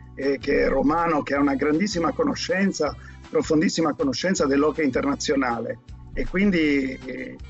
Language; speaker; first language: Italian; native; Italian